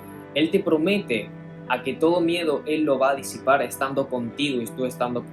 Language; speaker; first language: Spanish; native; Spanish